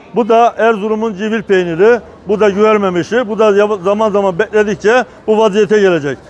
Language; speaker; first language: Turkish; native; Turkish